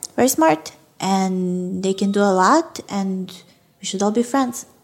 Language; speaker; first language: English; non-native, fluent; Serbian